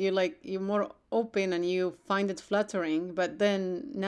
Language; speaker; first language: English; non-native, fluent; Arabic